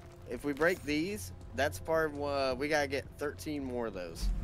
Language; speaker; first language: English; native; English